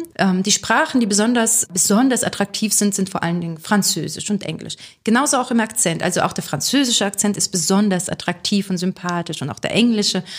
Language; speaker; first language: German; early bilingual, other home language; Russian